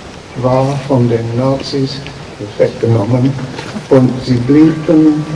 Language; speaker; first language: German; early bilingual, heritage; German